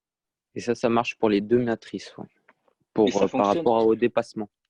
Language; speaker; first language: French; native; French